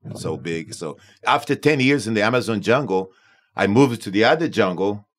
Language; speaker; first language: English; non-native, learner; Portuguese